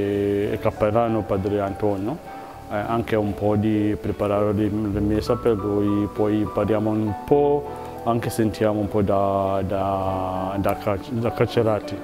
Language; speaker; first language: Italian; non-native, learner; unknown